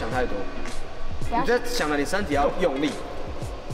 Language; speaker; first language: Chinese; native; Chinese